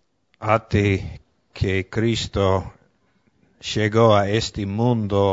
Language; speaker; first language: Portuguese; non-native, fluent; Spanish